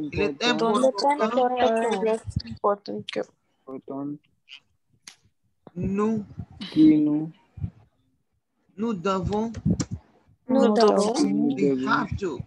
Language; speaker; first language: French; non-native, learner; Hindi